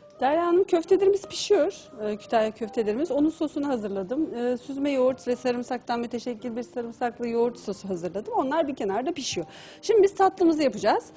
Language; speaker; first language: Turkish; early bilingual, heritage; Turkish